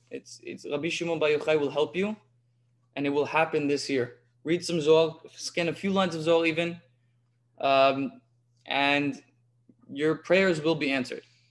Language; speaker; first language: English; native; English